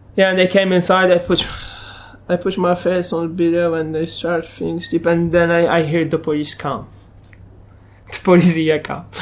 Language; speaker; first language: English; non-native, fluent; Arabic